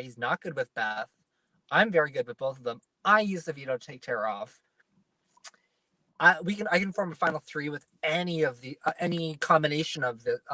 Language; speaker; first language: English; native; English